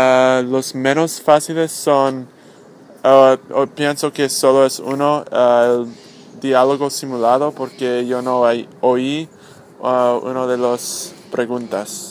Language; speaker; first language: Spanish; non-native, learner; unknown